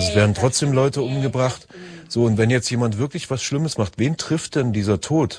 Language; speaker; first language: German; native; German